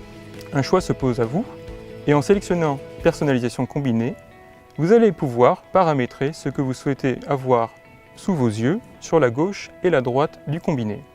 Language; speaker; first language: French; native; French